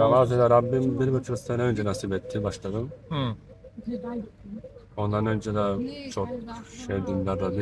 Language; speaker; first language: Turkish; non-native, learner; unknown